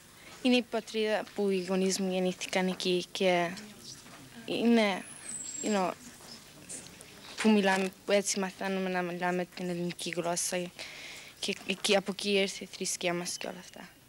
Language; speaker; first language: Greek; early bilingual, heritage; Greek